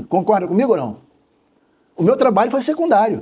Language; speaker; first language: Portuguese; native; Portuguese